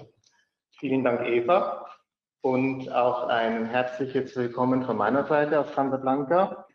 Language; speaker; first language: German; native; German